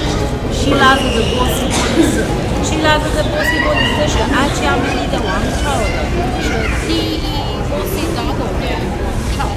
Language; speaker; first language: Chinese; non-native, learner; Persian